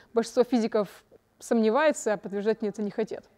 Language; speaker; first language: Russian; native; Russian